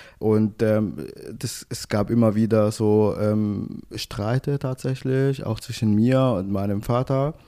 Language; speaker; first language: German; non-native, fluent; Arabic